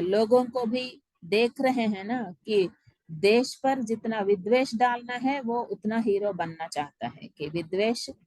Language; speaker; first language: Hindi; non-native, local second language; Telugu